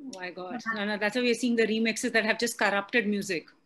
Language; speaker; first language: English; non-native, local second language; Hindi